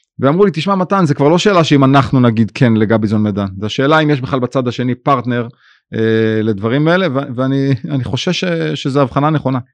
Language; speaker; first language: Hebrew; native; Hebrew